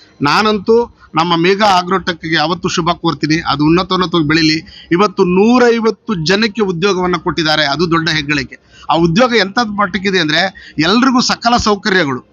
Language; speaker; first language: Kannada; native; Kannada